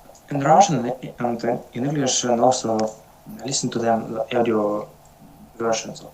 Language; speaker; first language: English; non-native, learner; Russian